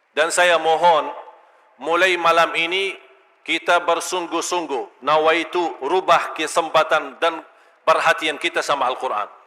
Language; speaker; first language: Malay; non-native, fluent; Arabic